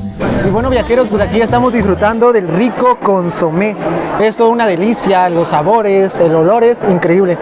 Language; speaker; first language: Spanish; native; Spanish